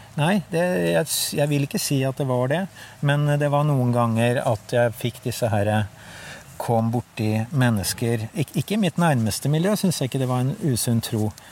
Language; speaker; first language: Norwegian; native; Norwegian